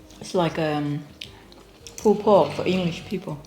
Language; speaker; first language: English; non-native, learner; Northeastern Thai